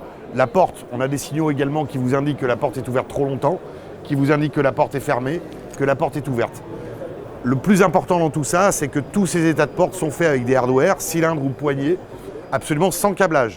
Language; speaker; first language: French; native; French